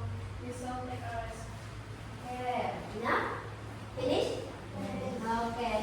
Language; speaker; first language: English; non-native, learner; Indonesian